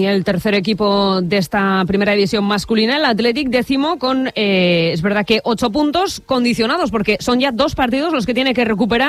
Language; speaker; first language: Spanish; native; Spanish